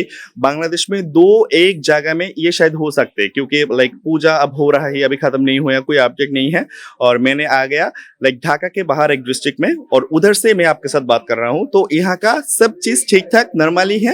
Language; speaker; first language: Hindi; non-native, learner; Bangla